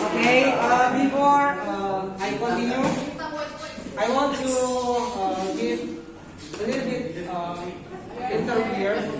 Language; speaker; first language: English; non-native, local second language; Indonesian